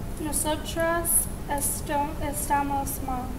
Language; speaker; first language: Spanish; non-native, learner; English